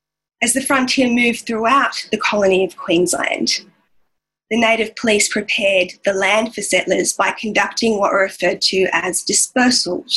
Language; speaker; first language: English; native; English